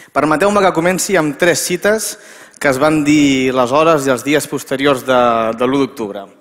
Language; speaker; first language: Catalan; native; Catalan